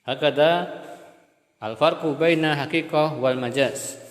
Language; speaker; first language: Arabic; non-native, fluent; Indonesian